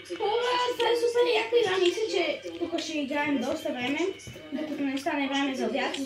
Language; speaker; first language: Bulgarian; native; Bulgarian